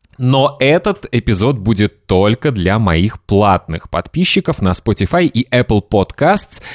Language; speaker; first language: Russian; native; Russian